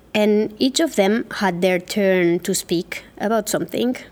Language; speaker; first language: English; non-native, fluent; Catalan